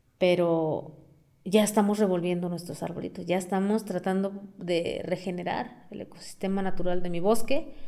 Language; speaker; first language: Spanish; non-native, local second language; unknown